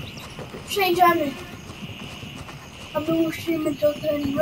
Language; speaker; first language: Polish; early bilingual, heritage; Polish